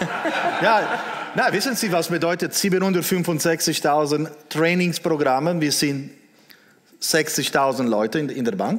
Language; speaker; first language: German; non-native, local second language; Italian